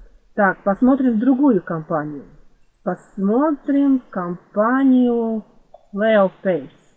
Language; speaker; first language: Russian; non-native, fluent; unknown